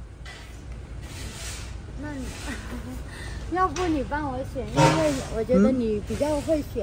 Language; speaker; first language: Chinese; non-native, fluent; Vietnamese